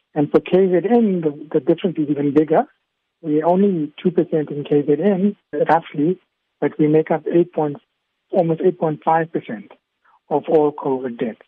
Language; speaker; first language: English; native; English